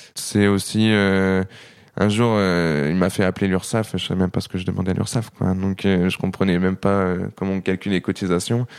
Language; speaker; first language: French; native; French